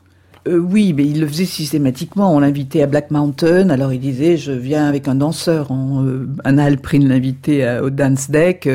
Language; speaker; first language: French; native; French